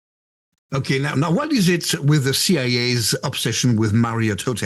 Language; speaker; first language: English; non-native, fluent; French